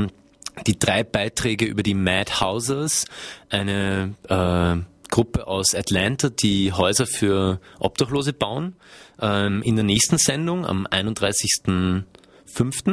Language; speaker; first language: German; native; German